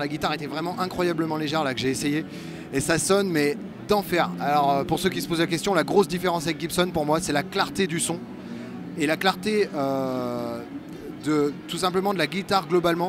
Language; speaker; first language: French; native; French